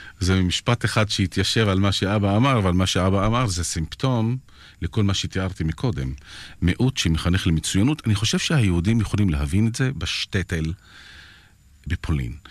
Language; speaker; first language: Hebrew; non-native, local second language; Arabic